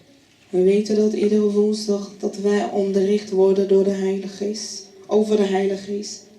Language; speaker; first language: Dutch; non-native, fluent; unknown